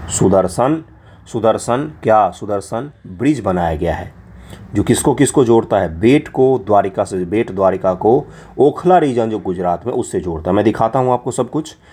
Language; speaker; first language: Hindi; non-native, local second language; Maithili